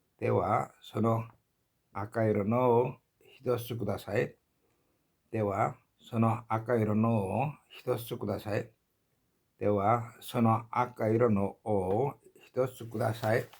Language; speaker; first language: Japanese; non-native, learner; Korean